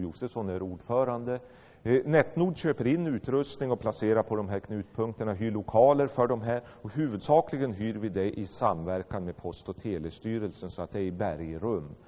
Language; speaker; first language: Swedish; native; Swedish